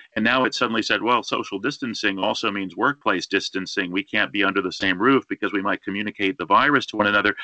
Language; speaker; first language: English; native; English